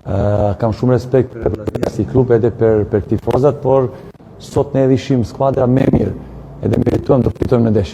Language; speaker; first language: Albanian; non-native, learner; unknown